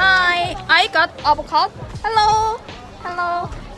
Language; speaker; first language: English; non-native, learner; Korean